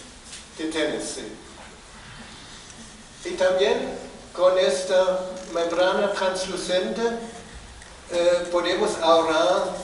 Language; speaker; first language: Spanish; non-native, fluent; German